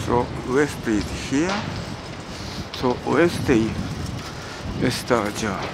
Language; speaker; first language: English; non-native, learner; Japanese